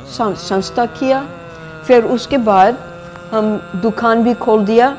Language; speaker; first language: Hindi; non-native, fluent; English